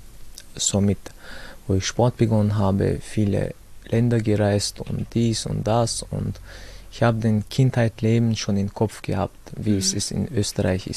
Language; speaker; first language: German; early bilingual, other home language; Chechen